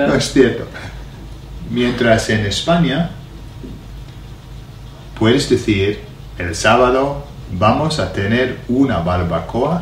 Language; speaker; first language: Spanish; non-native, learner; English